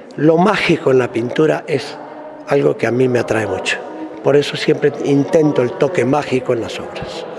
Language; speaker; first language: Spanish; native; Spanish